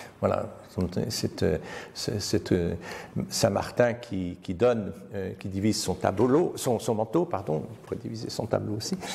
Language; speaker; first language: French; native; French